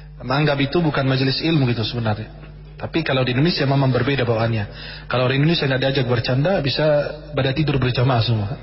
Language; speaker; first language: Indonesian; non-native, fluent; Arabic